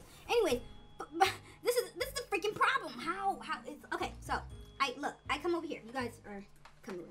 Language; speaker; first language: English; native; English